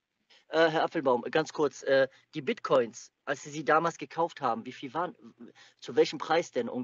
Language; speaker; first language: German; native; German